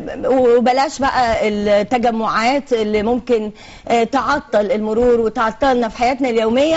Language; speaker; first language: Arabic; native; Arabic